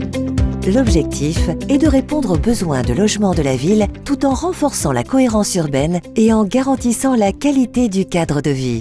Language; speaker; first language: French; native; French